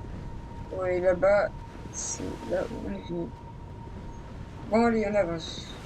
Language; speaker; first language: French; native; French